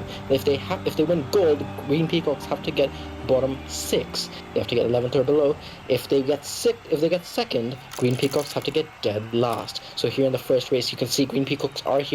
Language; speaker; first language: English; native; English